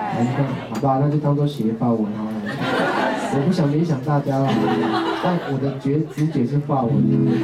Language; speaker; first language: Chinese; non-native, local second language; Amis